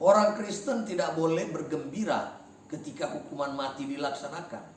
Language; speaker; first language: Indonesian; native; Indonesian